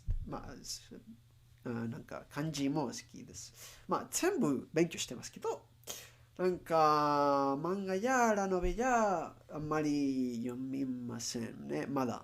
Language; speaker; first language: Japanese; non-native, learner; English